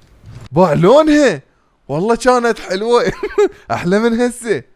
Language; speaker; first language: Arabic; native; Arabic